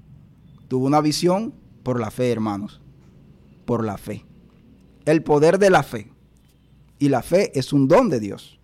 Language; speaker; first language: Spanish; native; Spanish